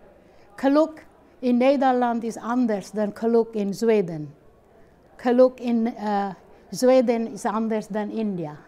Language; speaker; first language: Dutch; non-native, fluent; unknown